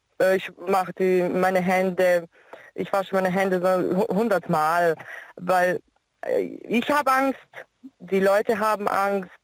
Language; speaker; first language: German; non-native, learner; Bosnian